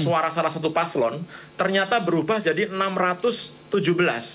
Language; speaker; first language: Indonesian; native; Indonesian